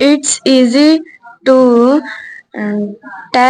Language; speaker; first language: English; non-native, learner; Hindi